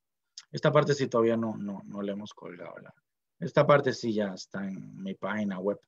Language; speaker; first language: Spanish; native; Spanish